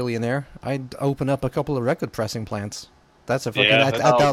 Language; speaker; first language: English; native; English